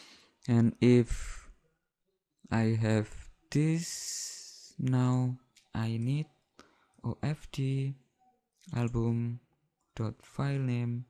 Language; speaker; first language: English; non-native, learner; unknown